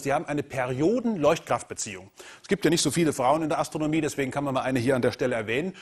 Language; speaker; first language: German; native; German